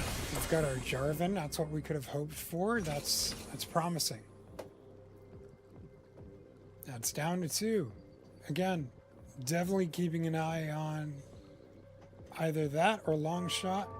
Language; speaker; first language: English; native; English